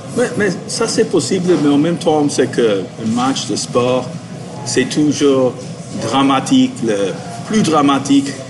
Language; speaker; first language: French; non-native, fluent; English